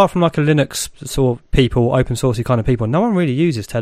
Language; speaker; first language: English; native; English